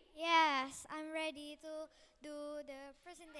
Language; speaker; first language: English; non-native, learner; Indonesian